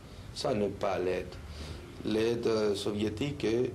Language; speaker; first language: French; non-native, learner; Spanish